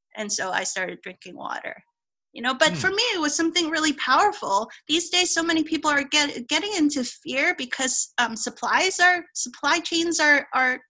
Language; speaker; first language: English; non-native, local second language; Cantonese